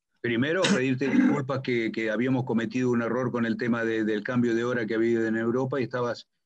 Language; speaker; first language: Spanish; native; Spanish